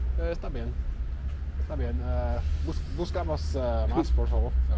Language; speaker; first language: Spanish; non-native, learner; English